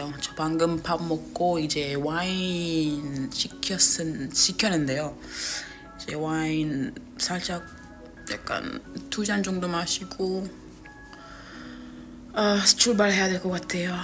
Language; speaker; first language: Korean; non-native, fluent; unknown